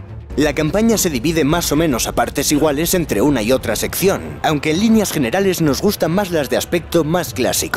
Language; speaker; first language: Spanish; native; Spanish